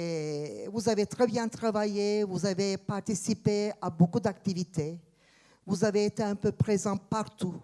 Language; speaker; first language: French; non-native, fluent; Turkish